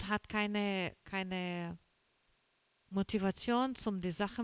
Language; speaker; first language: German; non-native, learner; Portuguese